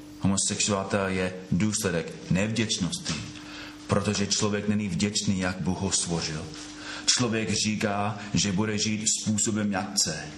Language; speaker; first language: Czech; non-native, fluent; English